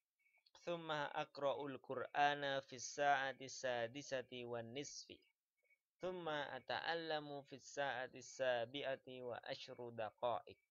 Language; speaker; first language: Arabic; non-native, fluent; Indonesian